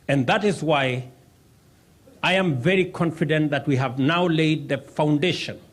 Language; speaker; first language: English; non-native, local second language; Kalenjin